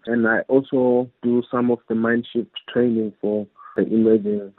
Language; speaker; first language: English; non-native, local second language; Zulu